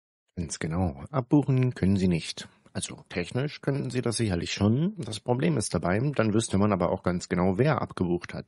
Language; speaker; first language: German; native; German